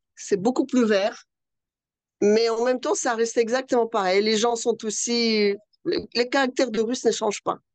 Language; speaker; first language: French; non-native, fluent; Russian